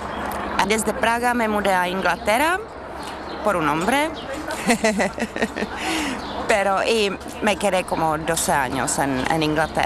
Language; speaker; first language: Spanish; non-native, learner; Czech